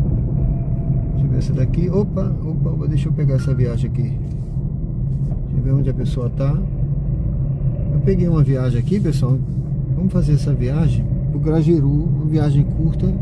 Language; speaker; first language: Portuguese; native; Portuguese